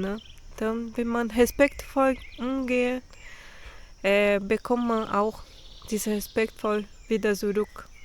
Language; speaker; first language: German; non-native, fluent; Portuguese